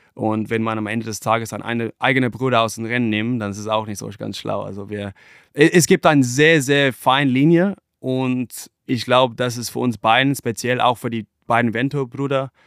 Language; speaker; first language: German; non-native, fluent; English